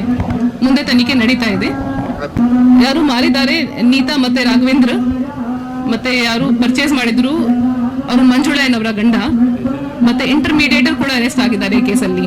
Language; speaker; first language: Kannada; non-native, fluent; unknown